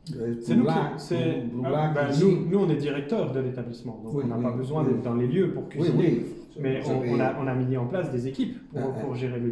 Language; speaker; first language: French; native; French